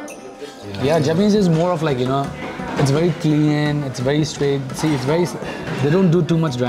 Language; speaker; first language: English; non-native, local second language; Nepali